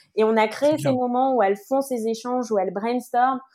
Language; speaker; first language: French; native; French